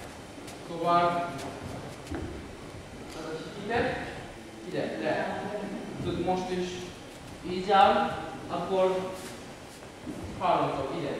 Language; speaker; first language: Hungarian; non-native, learner; Japanese